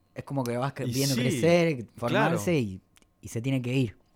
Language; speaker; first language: Spanish; native; Spanish